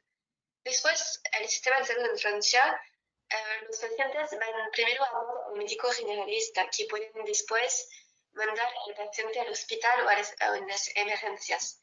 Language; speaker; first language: Spanish; non-native, fluent; French